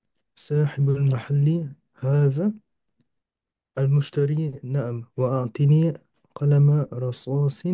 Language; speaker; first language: Arabic; non-native, learner; French